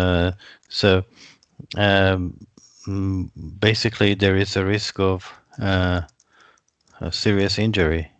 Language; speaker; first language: English; non-native, fluent; Persian